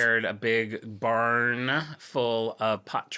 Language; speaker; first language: English; native; English